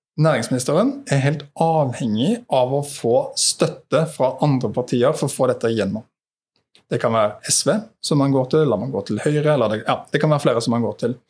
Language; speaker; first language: Norwegian; native; Norwegian